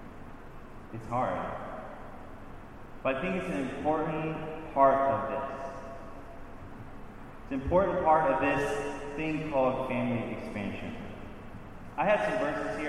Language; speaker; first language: English; native; English